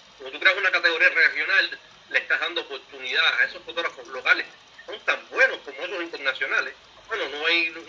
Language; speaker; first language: Spanish; native; Spanish